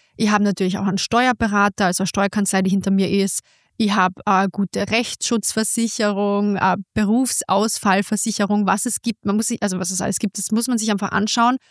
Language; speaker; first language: German; native; German